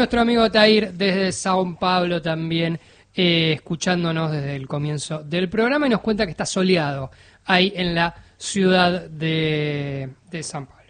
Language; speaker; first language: Spanish; native; Spanish